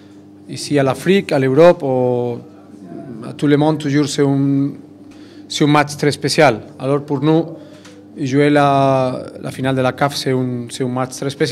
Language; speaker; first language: French; non-native, fluent; Spanish